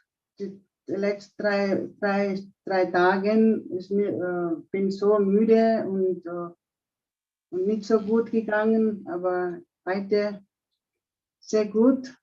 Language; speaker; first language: German; non-native, learner; Telugu